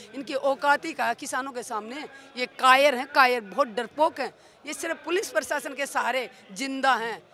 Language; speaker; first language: Hindi; native; Hindi